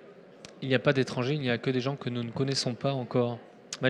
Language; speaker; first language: French; native; French